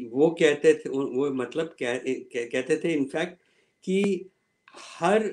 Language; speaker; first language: Hindi; early bilingual, other home language; Punjabi